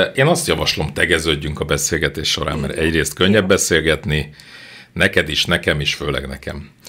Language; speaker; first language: Hungarian; native; Hungarian